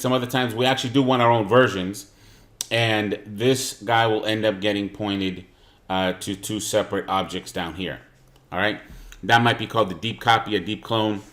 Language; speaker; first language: English; native; English